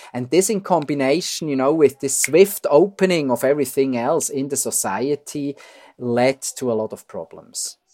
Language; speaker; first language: English; non-native, fluent; German